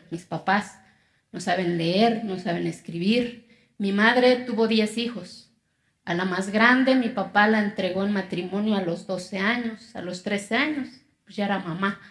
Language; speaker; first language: Spanish; non-native, local second language; Zapotec